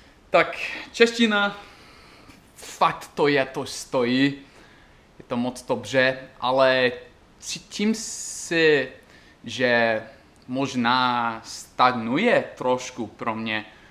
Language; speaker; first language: Czech; non-native, learner; English